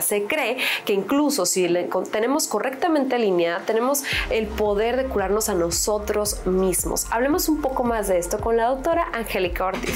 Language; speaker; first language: Spanish; native; Spanish